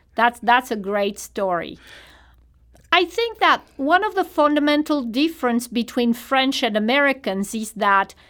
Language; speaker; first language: English; non-native, fluent; French